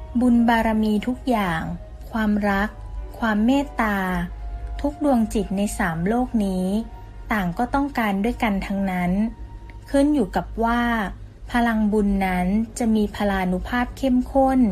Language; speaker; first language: Thai; native; Thai